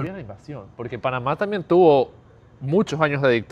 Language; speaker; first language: Spanish; native; Spanish